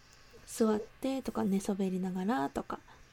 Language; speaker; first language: Japanese; native; Japanese